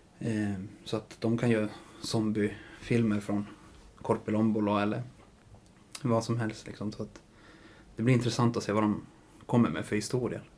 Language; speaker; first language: Swedish; native; Swedish